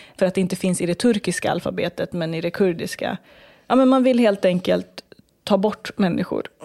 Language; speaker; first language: Swedish; early bilingual, other home language; Kurdish